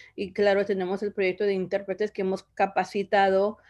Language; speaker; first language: Spanish; early bilingual, other home language; Zapotec